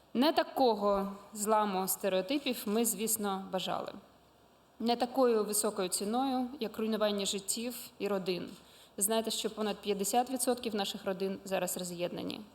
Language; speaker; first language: Ukrainian; non-native, local second language; Russian